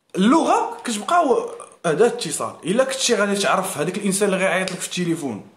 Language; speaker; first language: French; non-native, local second language; Arabic